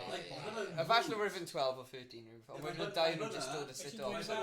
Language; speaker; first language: Welsh; native; Welsh